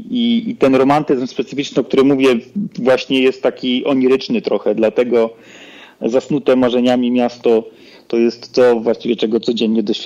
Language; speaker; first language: Polish; native; Polish